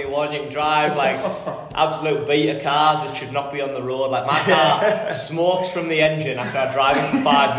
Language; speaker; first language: English; native; English